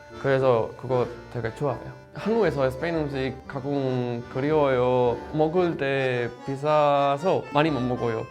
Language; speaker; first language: Korean; non-native, learner; Spanish